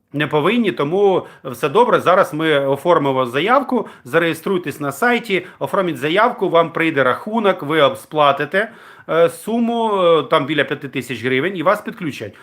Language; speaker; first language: Ukrainian; non-native, local second language; Russian